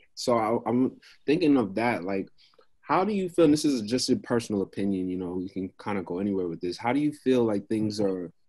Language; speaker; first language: English; native; English